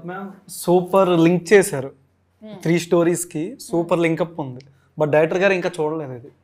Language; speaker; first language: Telugu; native; Telugu